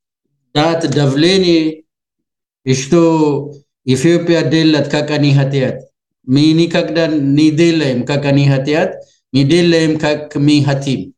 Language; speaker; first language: Russian; non-native, learner; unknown